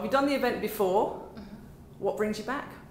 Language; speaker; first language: English; native; English